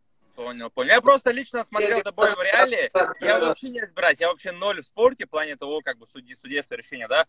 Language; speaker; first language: Russian; native; Russian